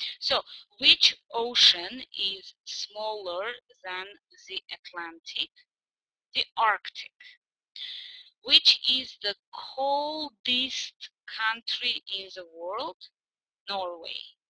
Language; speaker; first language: English; non-native, fluent; Armenian